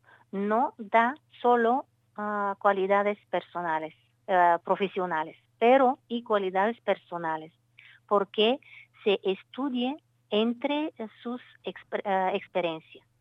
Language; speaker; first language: Spanish; non-native, learner; Bulgarian